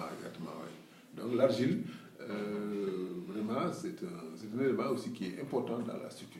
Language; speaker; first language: French; non-native, local second language; Wolof